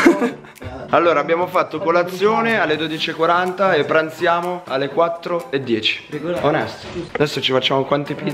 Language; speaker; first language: Italian; native; Italian